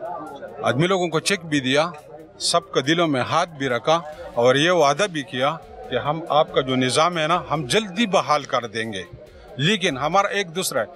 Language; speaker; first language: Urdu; non-native, local second language; Pashto